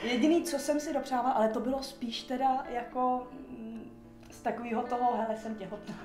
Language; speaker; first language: Czech; native; Czech